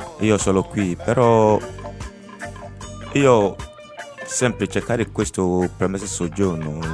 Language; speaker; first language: Italian; non-native, learner; Akan